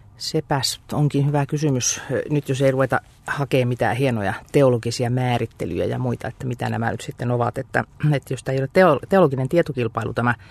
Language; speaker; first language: Finnish; native; Finnish